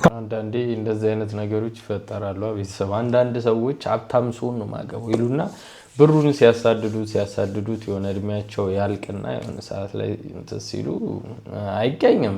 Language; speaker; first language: Amharic; native; Amharic